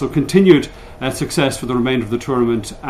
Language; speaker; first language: English; native; English